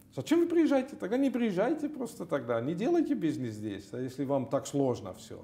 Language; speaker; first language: Russian; non-native, fluent; Dutch